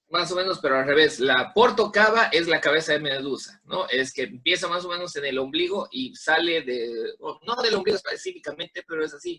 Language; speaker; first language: Spanish; native; Spanish